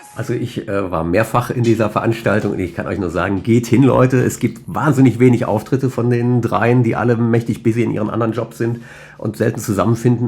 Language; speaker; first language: German; native; German